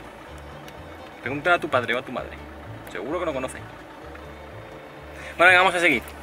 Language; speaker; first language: Spanish; native; Spanish